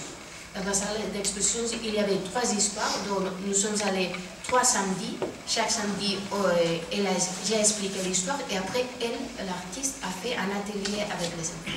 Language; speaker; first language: French; non-native, fluent; Spanish